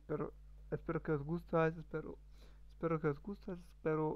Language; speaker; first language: Spanish; non-native, learner; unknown